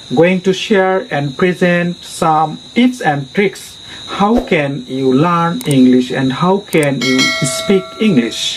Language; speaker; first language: English; non-native, local second language; Assamese